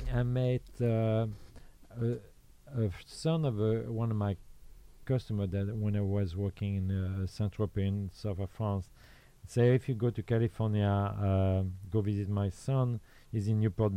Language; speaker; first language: English; non-native, fluent; French